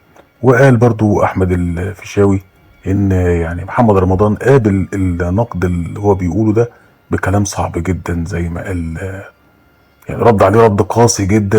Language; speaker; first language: Arabic; native; Arabic